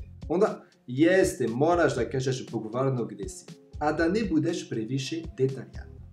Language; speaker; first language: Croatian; non-native, fluent; French